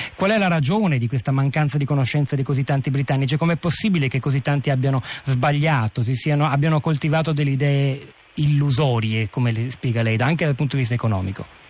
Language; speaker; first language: Italian; native; Italian